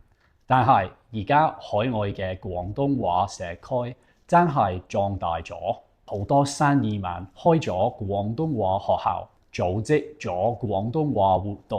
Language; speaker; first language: Cantonese; non-native, fluent; English